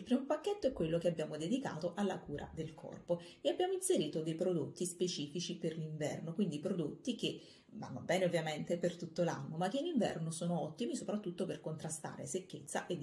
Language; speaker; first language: Italian; native; Italian